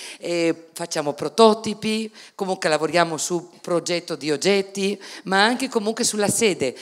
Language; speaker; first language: Italian; non-native, fluent; Spanish